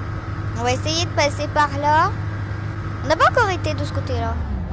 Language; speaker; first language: French; native; French